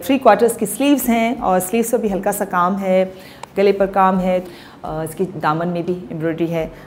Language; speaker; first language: Urdu; native; Urdu